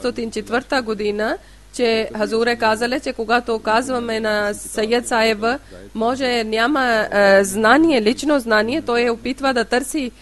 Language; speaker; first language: Bulgarian; non-native, learner; Urdu